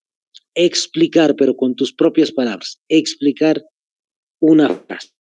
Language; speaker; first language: Spanish; native; Spanish